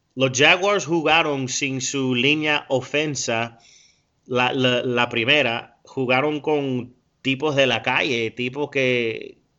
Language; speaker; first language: Spanish; early bilingual, heritage; Spanish